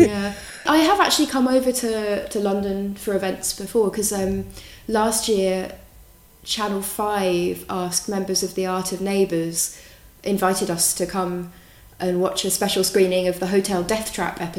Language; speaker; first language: English; native; English